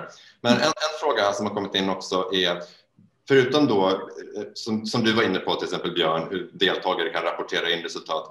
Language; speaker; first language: Swedish; native; Swedish